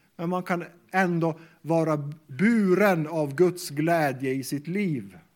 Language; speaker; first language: Swedish; native; Swedish